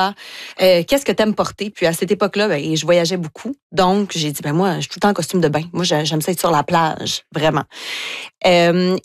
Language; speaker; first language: French; native; French